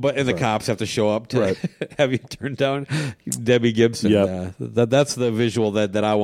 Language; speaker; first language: English; native; English